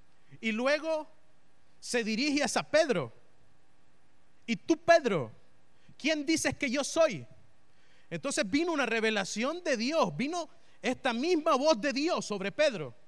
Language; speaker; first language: Spanish; native; Spanish